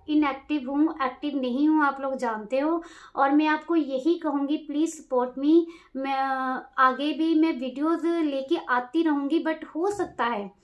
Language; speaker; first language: Hindi; native; Hindi